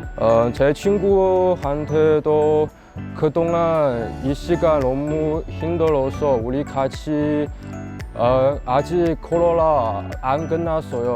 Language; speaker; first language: Korean; non-native, learner; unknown